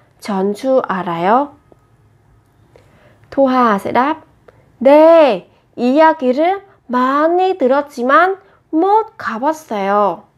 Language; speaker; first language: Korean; non-native, fluent; Vietnamese